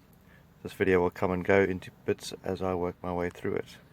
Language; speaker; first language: English; native; English